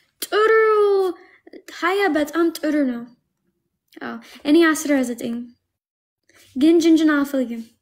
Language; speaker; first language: Amharic; non-native, learner; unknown